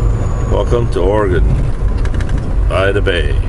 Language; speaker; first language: English; native; English